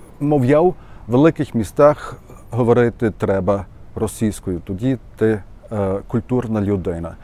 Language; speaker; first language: Ukrainian; non-native, fluent; German